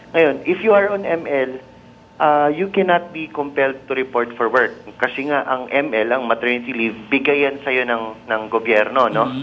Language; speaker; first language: Filipino; native; Filipino